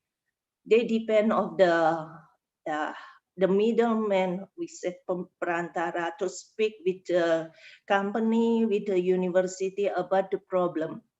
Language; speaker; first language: English; non-native, learner; Indonesian